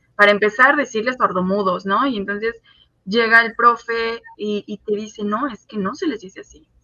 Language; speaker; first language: Spanish; native; Spanish